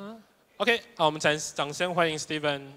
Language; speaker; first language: Chinese; native; Chinese